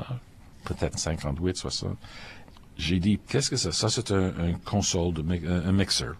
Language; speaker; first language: French; non-native, local second language; English